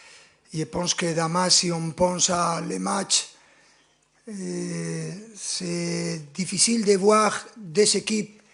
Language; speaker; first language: French; non-native, fluent; Spanish